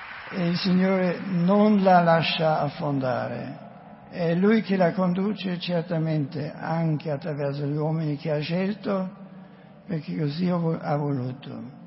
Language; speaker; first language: Italian; non-native, fluent; German